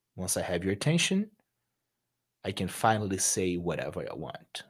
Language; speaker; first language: English; non-native, fluent; Portuguese